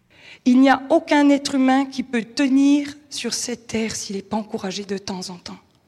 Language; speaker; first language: French; native; French